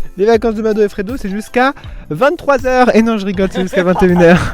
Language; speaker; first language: French; native; French